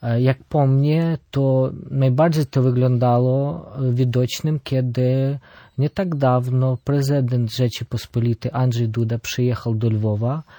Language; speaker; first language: Polish; non-native, fluent; Ukrainian